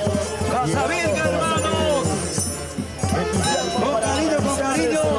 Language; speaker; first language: Spanish; native; Spanish